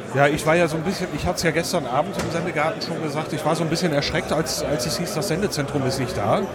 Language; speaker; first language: German; native; German